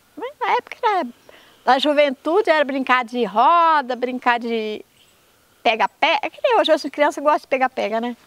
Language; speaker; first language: Portuguese; native; Portuguese